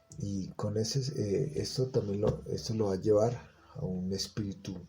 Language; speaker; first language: Spanish; native; Spanish